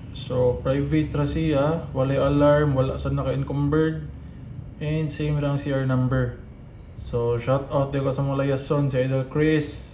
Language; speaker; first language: Cebuano; native; Cebuano